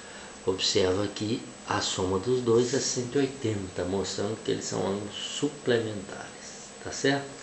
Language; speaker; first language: Portuguese; native; Portuguese